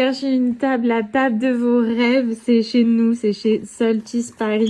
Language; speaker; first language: French; native; French